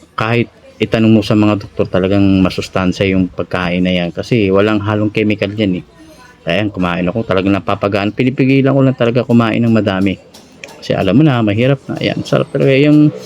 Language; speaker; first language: Filipino; non-native, local second language; Maranao